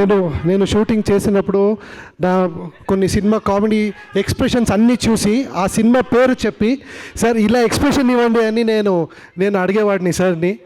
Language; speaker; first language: Telugu; non-native, learner; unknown